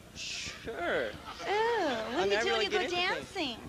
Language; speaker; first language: English; native; English